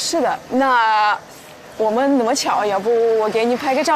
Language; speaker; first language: Chinese; non-native, fluent; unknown